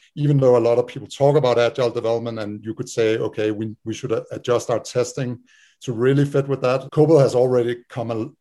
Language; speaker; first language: English; non-native, fluent; Danish